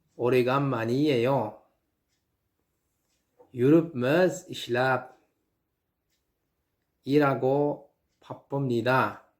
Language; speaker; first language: Korean; non-native, learner; Uzbek